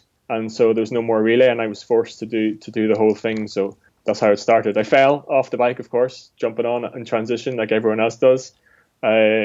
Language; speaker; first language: English; native; English